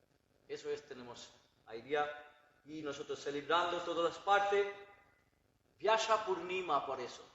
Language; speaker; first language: Spanish; non-native, learner; Bangla